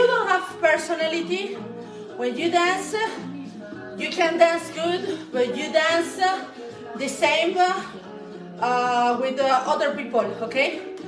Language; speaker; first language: English; non-native, learner; Spanish